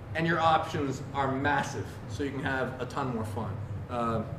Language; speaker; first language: English; native; English